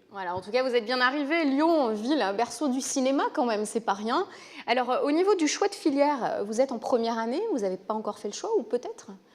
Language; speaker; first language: French; native; French